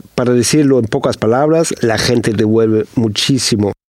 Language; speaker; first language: Spanish; non-native, fluent; German